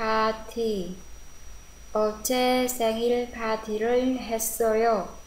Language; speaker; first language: Korean; non-native, fluent; Vietnamese